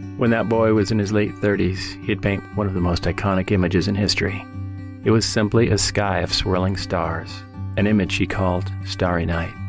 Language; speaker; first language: English; native; English